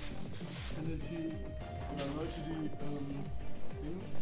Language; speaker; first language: German; native; German